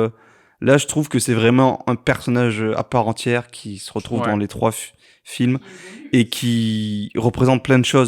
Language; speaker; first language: French; native; French